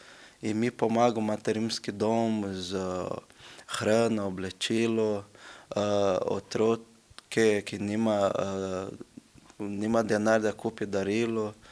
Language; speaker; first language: Slovenian; non-native, learner; Portuguese